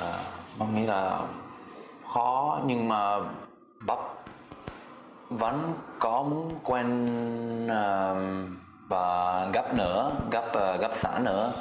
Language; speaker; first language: Vietnamese; non-native, fluent; Swedish